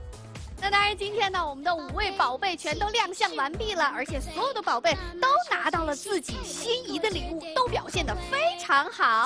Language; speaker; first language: Chinese; native; Chinese